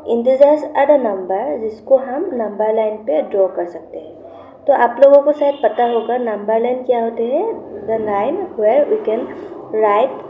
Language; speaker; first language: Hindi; non-native, local second language; Assamese